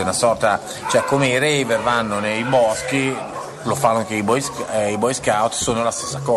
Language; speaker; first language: Italian; native; Italian